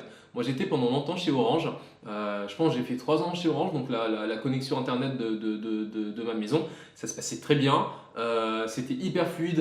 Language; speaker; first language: French; native; French